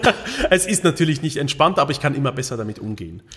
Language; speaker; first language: German; native; German